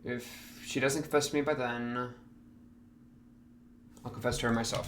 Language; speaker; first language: English; native; English